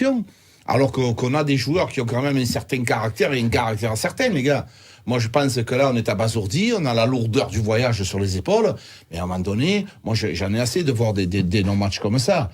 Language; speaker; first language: French; native; French